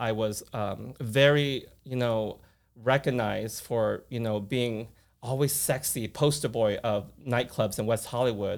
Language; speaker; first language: English; native; English